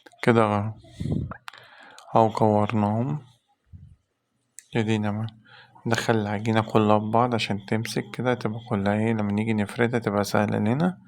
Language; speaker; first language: Arabic; native; Arabic